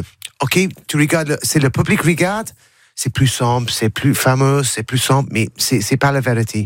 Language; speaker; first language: French; non-native, learner; English